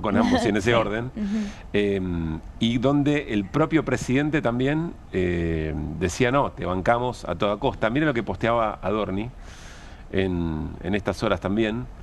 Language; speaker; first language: Spanish; native; Spanish